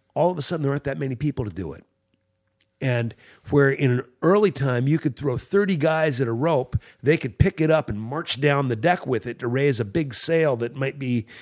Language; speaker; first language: English; native; English